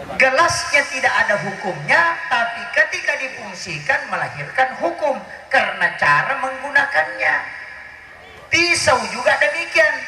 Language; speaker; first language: Indonesian; non-native, local second language; Buginese